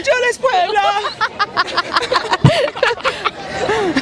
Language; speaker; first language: Spanish; non-native, learner; English